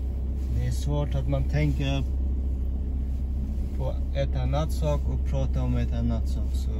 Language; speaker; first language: Swedish; non-native, fluent; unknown